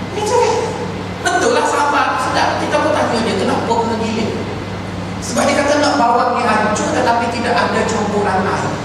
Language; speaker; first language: Malay; native; Malay